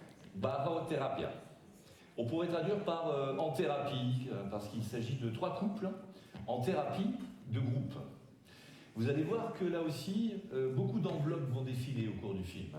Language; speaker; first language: French; native; French